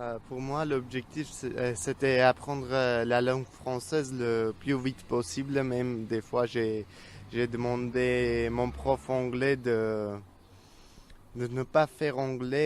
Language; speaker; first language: French; non-native, fluent; Armenian